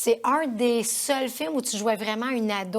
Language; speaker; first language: French; native; French